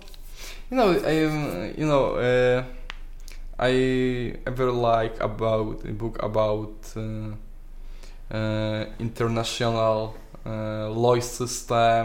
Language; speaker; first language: English; non-native, learner; Polish